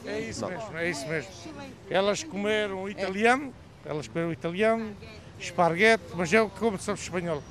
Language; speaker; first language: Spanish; non-native, learner; Portuguese